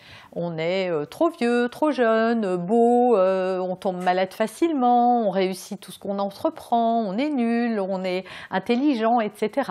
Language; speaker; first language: French; native; French